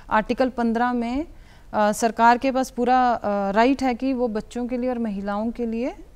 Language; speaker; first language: Hindi; native; Hindi